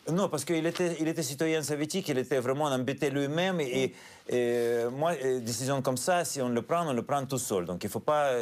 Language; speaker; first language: French; non-native, fluent; Russian